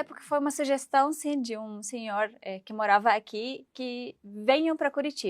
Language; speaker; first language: Portuguese; non-native, fluent; Arabic